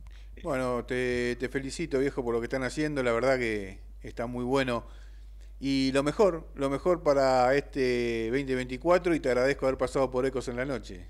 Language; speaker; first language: Spanish; native; Spanish